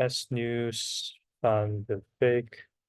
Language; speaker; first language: Dutch; non-native, learner; Korean